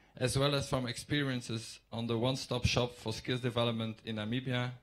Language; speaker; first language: English; non-native, fluent; Dutch